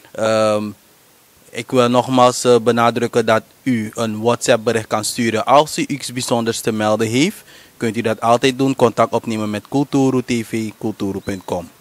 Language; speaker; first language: Dutch; native; Dutch